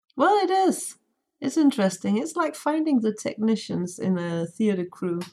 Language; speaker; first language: English; non-native, fluent; Danish